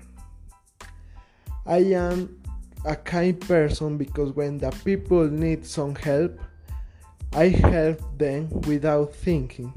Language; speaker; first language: English; non-native, learner; Spanish